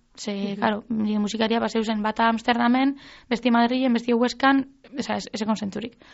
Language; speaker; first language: Basque; native; Basque